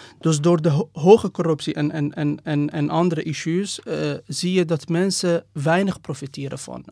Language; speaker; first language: Dutch; non-native, fluent; Persian